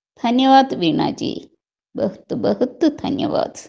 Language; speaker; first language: Hindi; non-native, learner; Malayalam